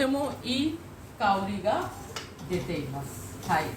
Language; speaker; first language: Japanese; non-native, fluent; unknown